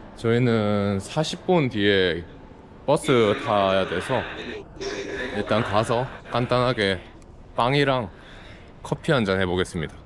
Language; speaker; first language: Korean; native; Korean